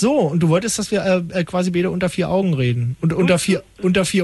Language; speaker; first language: German; native; German